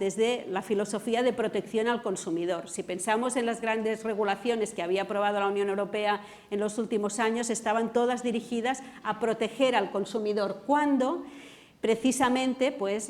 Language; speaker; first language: Spanish; non-native, local second language; Catalan